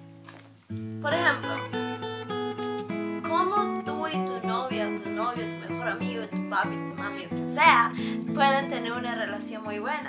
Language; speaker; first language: Spanish; early bilingual, heritage; Spanish